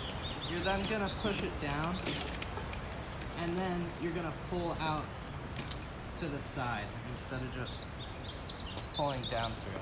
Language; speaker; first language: English; native; English